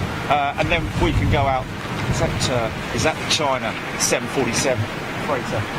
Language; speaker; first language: English; native; English